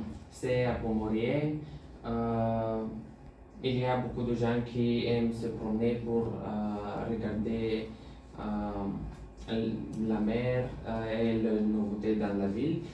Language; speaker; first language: French; non-native, learner; Bulgarian